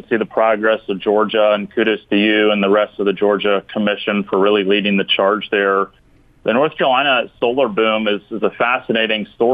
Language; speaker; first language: English; native; English